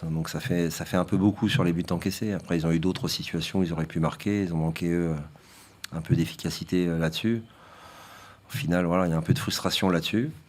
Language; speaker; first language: French; native; French